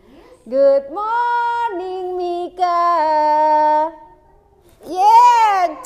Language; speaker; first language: English; non-native, learner; Indonesian